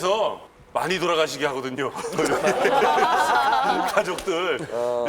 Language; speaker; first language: Korean; native; Korean